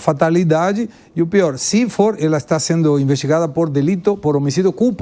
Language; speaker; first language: Portuguese; non-native, fluent; Spanish